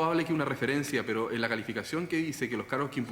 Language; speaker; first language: Spanish; native; Spanish